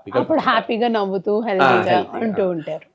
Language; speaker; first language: Telugu; native; Telugu